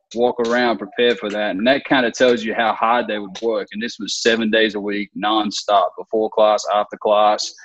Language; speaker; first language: English; native; English